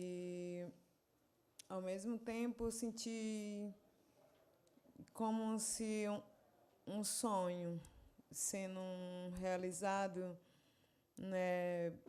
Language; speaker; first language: Portuguese; non-native, local second language; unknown